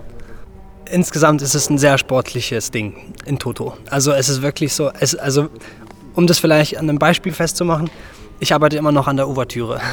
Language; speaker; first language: German; native; German